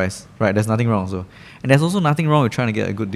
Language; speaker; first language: English; native; English